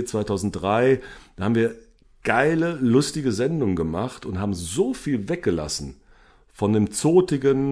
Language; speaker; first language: German; native; German